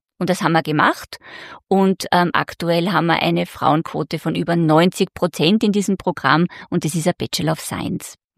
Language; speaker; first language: German; native; German